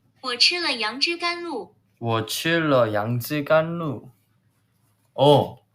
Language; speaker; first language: Chinese; non-native, learner; Korean